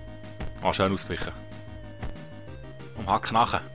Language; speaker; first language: German; native; German